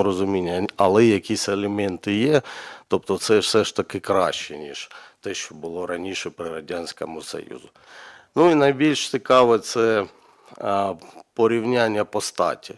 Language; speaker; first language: Ukrainian; native; Ukrainian